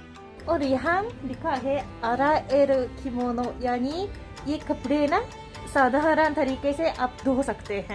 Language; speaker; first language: Hindi; non-native, fluent; Japanese